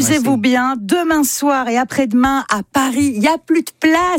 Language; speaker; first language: French; native; French